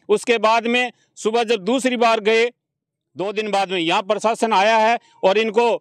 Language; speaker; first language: Hindi; native; Hindi